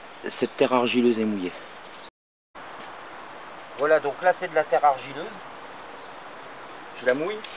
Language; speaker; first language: French; native; French